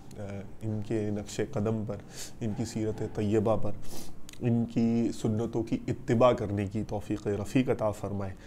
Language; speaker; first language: Urdu; native; Urdu